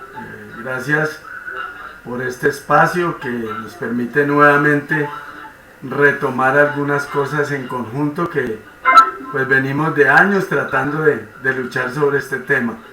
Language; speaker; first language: Spanish; native; Spanish